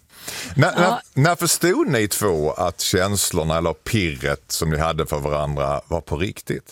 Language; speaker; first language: Swedish; native; Swedish